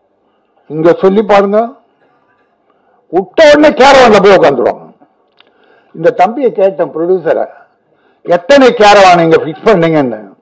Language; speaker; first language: Tamil; native; Tamil